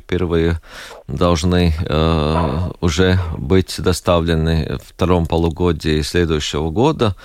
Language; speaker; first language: Russian; non-native, local second language; Latvian